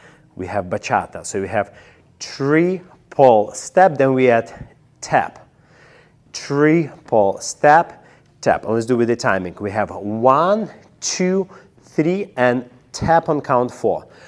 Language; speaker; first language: English; non-native, fluent; Russian